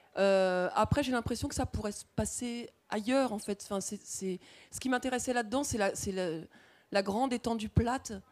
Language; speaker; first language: French; native; French